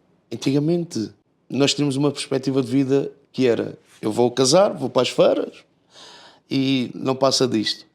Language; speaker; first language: Portuguese; native; Portuguese